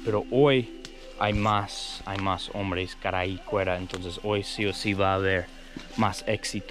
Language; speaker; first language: Spanish; non-native, fluent; English